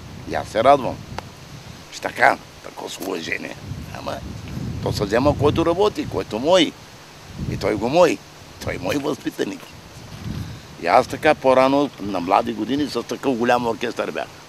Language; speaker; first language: Bulgarian; non-native, local second language; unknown